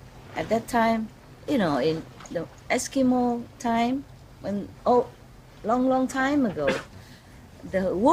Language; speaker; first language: English; non-native, fluent; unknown